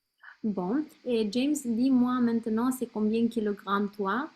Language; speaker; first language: French; non-native, learner; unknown